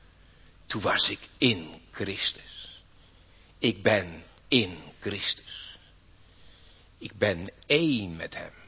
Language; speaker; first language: Dutch; native; Dutch